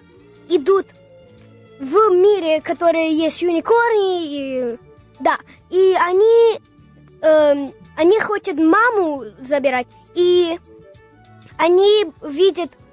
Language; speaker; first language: Russian; early bilingual, heritage; Russian